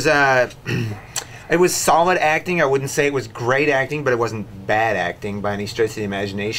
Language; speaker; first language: English; native; English